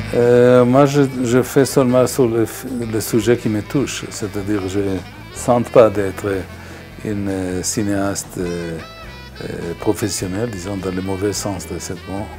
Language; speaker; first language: French; non-native, fluent; Hebrew